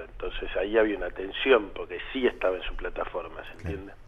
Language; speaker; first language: Spanish; native; Spanish